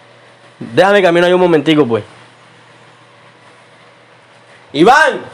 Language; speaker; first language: Spanish; native; Spanish